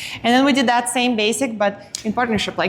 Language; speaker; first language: English; native; English